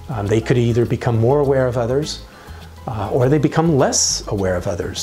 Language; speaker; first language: English; native; English